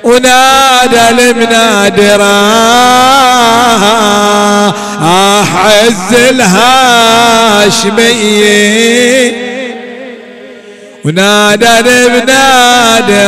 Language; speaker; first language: Arabic; native; Arabic